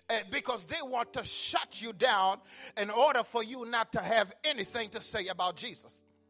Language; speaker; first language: English; non-native, fluent; Haitian Creole